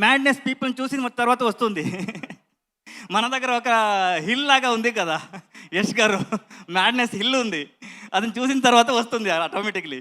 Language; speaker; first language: Telugu; non-native, learner; Kannada